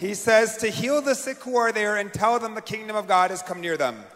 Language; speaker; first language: English; native; English